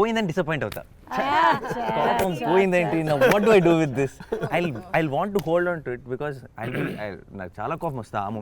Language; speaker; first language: Telugu; native; Telugu